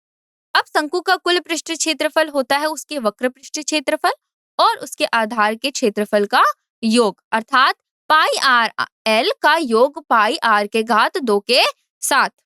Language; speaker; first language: Hindi; native; Hindi